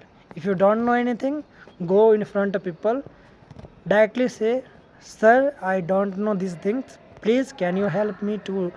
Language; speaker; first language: English; non-native, learner; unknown